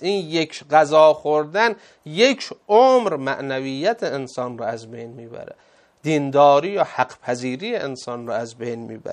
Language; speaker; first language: Persian; native; Persian